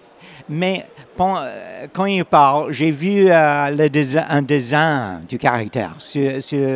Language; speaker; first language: French; non-native, learner; English